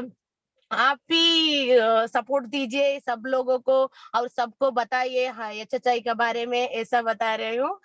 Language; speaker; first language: Hindi; non-native, local second language; Kannada